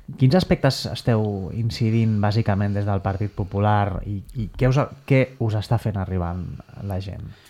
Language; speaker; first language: Catalan; native; Catalan